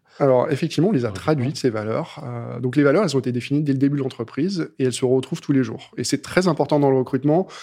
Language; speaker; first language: French; native; French